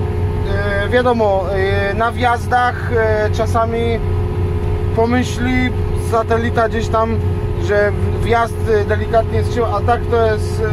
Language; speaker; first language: Polish; native; Polish